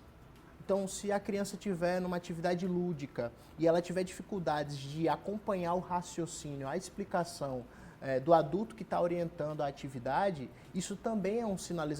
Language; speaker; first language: Portuguese; native; Portuguese